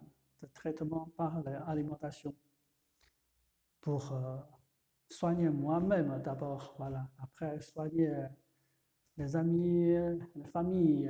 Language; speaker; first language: French; non-native, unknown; Chinese